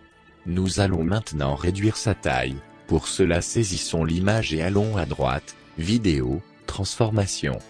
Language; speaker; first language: French; native; French